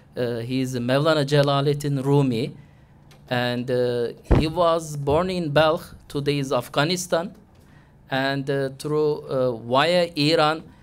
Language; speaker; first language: English; non-native, fluent; Turkish